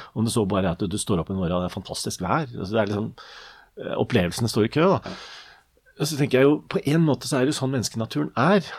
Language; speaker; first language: Norwegian; native; Norwegian